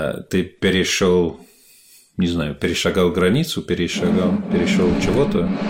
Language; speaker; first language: Russian; non-native, fluent; English